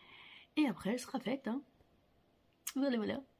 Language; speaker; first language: French; native; French